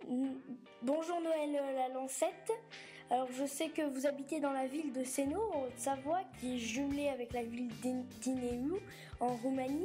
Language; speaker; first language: French; native; French